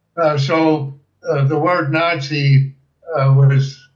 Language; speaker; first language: English; early bilingual, other home language; German